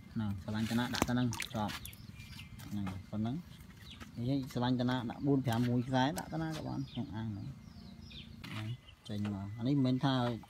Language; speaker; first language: Khmer; native; Khmer